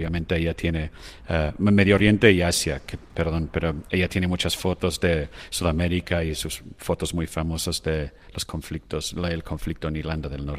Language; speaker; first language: Spanish; non-native, fluent; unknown